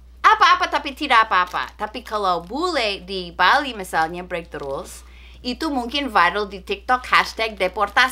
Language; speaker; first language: Indonesian; non-native, fluent; English